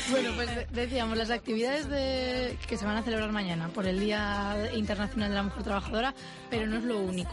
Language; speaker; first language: Spanish; native; Spanish